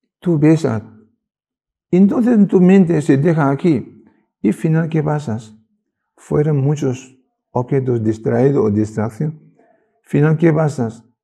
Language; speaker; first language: Spanish; non-native, learner; Tibetan